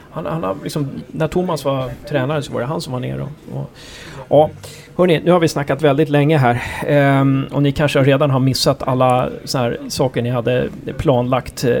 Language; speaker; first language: Swedish; native; Swedish